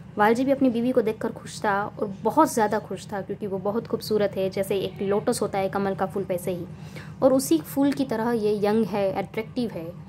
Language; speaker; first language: Hindi; non-native, local second language; Gujarati